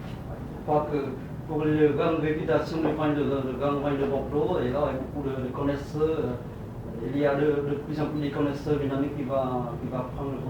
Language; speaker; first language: French; non-native, learner; Vietnamese